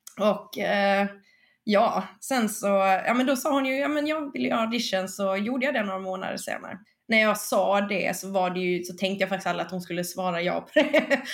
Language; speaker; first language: Swedish; early bilingual, other home language; Spanish